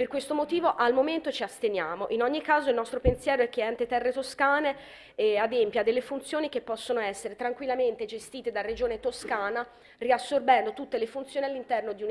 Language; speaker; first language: Italian; native; Italian